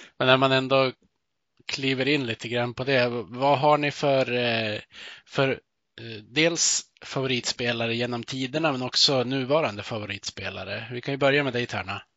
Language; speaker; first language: Swedish; native; Swedish